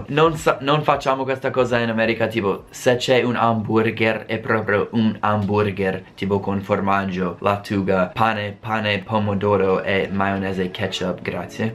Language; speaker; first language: Italian; non-native, fluent; English